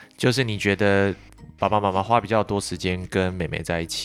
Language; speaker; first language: Chinese; native; Chinese